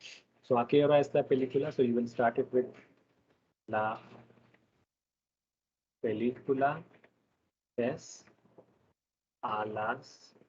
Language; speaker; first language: Spanish; non-native, learner; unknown